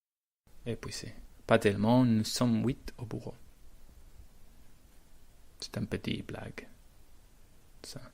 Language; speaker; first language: French; non-native, learner; Spanish